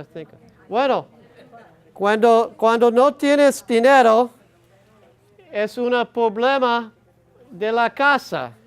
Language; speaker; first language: Spanish; non-native, learner; English